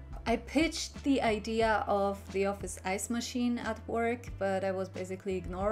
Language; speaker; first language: English; non-native, fluent; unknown